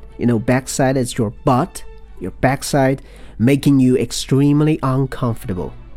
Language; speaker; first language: English; non-native, fluent; Chinese